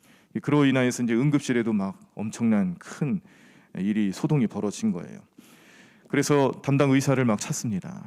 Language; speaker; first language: Korean; native; Korean